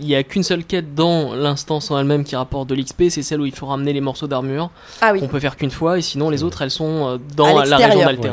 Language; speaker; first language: French; native; French